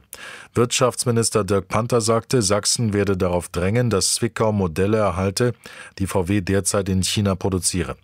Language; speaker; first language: German; native; German